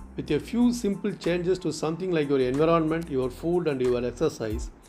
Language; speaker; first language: English; non-native, local second language; Tamil